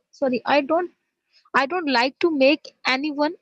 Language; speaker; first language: English; non-native, learner; Hindi